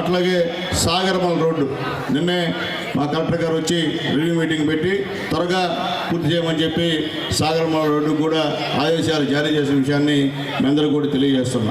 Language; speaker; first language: Telugu; native; Telugu